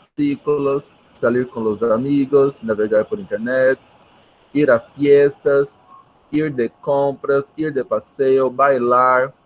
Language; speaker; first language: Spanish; non-native, fluent; Portuguese